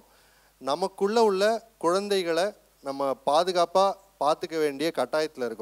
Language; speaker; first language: Tamil; native; Tamil